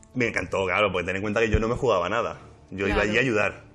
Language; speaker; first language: Spanish; native; Spanish